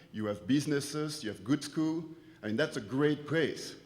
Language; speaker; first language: English; non-native, fluent; French